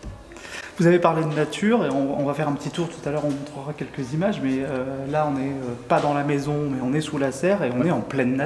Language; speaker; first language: French; native; French